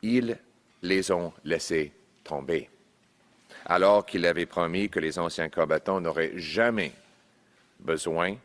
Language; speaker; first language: French; non-native, local second language; English